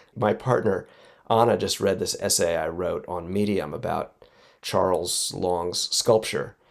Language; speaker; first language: English; native; English